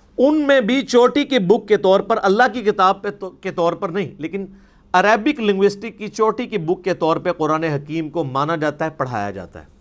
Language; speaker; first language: Urdu; non-native, local second language; Punjabi